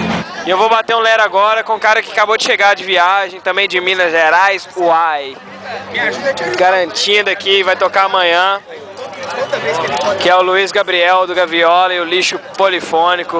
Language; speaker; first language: Portuguese; native; Portuguese